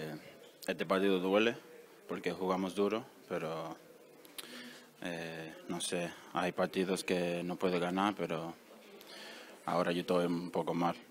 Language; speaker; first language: Spanish; non-native, learner; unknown